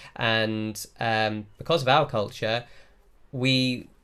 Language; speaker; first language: English; native; English